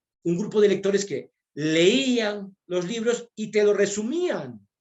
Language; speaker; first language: Spanish; native; Spanish